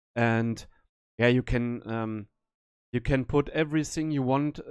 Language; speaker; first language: English; non-native, learner; German